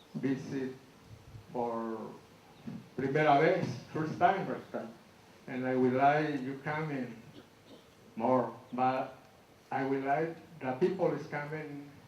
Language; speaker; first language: English; non-native, local second language; Spanish